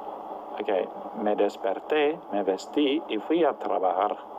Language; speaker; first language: Spanish; non-native, learner; English